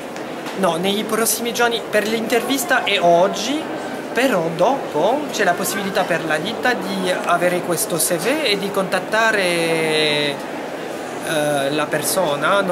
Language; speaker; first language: Italian; non-native, fluent; French